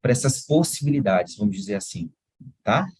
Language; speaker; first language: Portuguese; native; Portuguese